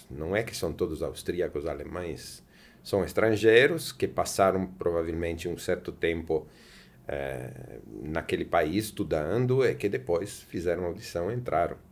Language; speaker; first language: Portuguese; non-native, fluent; Italian